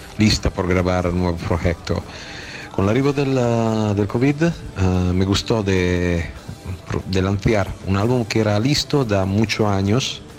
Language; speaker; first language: Spanish; non-native, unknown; Italian